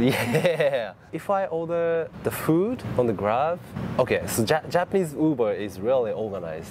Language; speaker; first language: English; non-native, fluent; Japanese